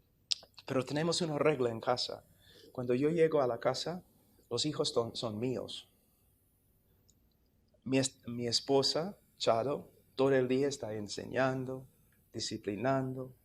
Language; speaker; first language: Spanish; non-native, fluent; English